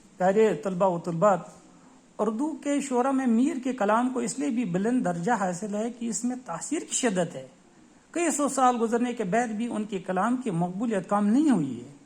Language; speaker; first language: Urdu; non-native, local second language; Kashmiri